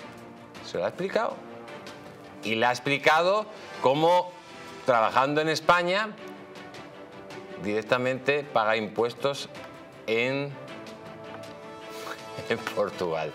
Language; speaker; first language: Spanish; native; Spanish